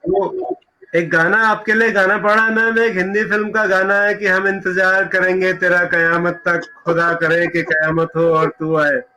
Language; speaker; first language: Hindi; native; Hindi